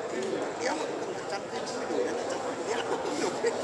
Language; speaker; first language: Vietnamese; native; Vietnamese